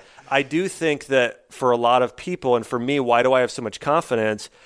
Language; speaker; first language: English; native; English